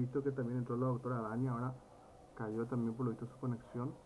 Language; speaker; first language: Spanish; native; Spanish